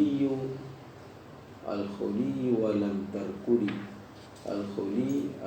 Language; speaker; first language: Arabic; non-native, fluent; Indonesian